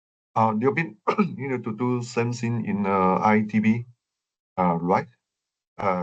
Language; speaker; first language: English; non-native, learner; Chinese